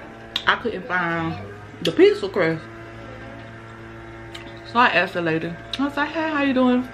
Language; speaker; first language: English; native; English